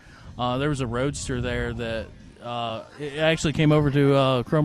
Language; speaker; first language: English; native; English